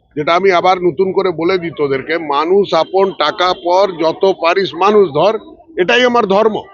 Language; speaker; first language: Bangla; early bilingual, other home language; Punjabi